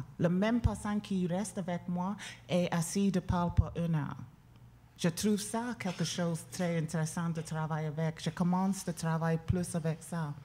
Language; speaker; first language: French; non-native, learner; English